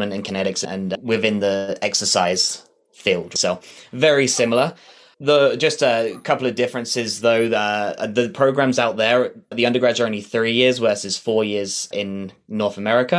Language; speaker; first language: English; native; English